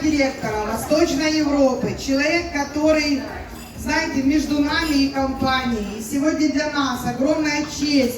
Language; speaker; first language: Russian; native; Russian